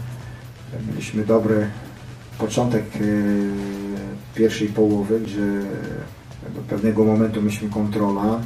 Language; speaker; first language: Polish; non-native, learner; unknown